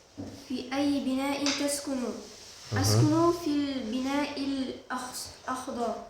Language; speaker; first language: Arabic; non-native, learner; Uzbek